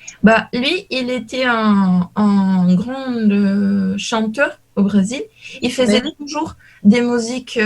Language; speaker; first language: French; non-native, learner; Portuguese